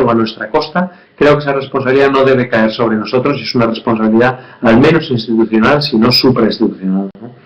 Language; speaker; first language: Spanish; native; Spanish